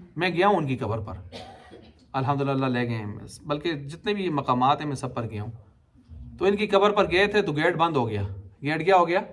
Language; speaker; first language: Urdu; non-native, local second language; Punjabi